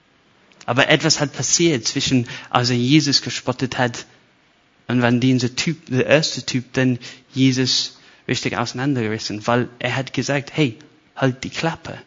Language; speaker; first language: German; non-native, fluent; English